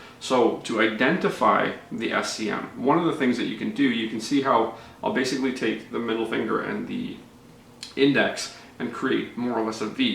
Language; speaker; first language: English; native; English